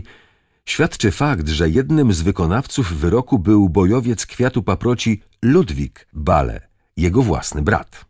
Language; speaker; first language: Polish; native; Polish